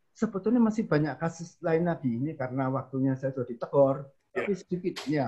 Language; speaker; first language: Indonesian; native; Indonesian